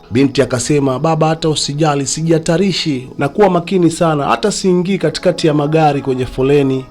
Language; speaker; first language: Swahili; native; Swahili